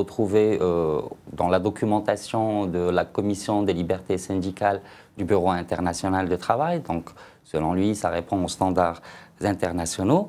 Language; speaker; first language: French; non-native, local second language; Arabic